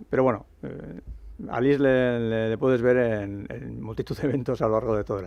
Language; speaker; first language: Spanish; native; Spanish